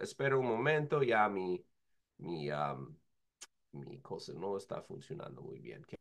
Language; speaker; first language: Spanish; non-native, fluent; English